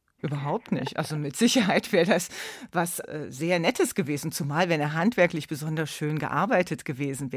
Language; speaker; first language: German; native; German